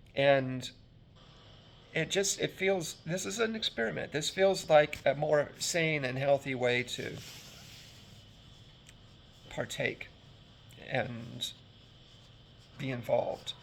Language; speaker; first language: English; native; English